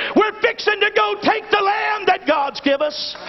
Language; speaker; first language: English; native; English